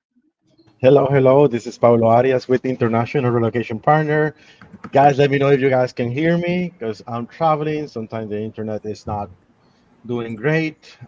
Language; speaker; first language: English; non-native, fluent; Spanish